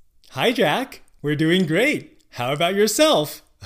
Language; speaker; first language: English; non-native, fluent; Chinese